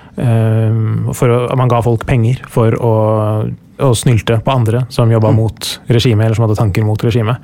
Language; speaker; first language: Norwegian; early bilingual, other home language; Persian